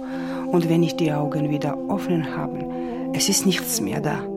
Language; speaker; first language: German; non-native, learner; Georgian